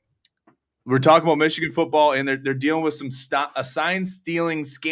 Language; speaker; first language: English; native; English